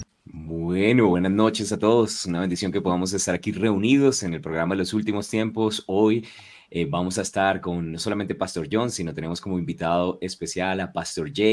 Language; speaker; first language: Spanish; native; Spanish